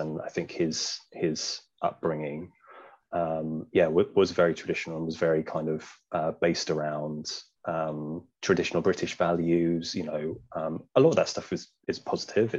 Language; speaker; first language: English; native; English